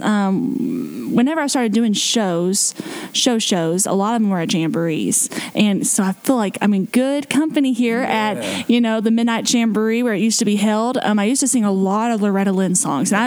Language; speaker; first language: English; native; English